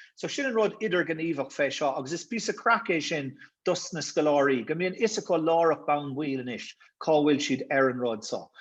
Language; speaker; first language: Irish; native; Irish